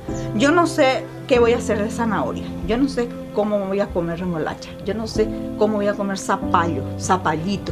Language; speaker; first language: Spanish; non-native, local second language; Guarani